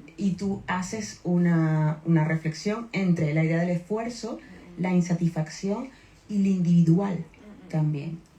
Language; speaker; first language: Spanish; native; Spanish